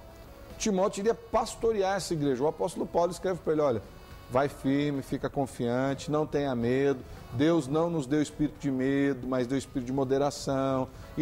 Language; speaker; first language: Portuguese; native; Portuguese